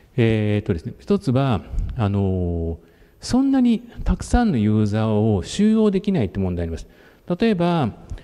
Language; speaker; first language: Japanese; native; Japanese